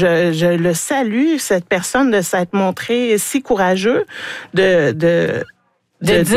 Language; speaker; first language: French; native; French